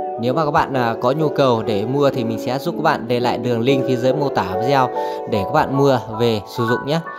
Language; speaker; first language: Vietnamese; non-native, local second language; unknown